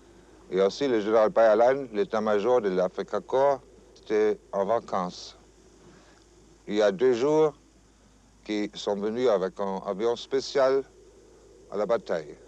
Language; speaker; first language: French; non-native, fluent; German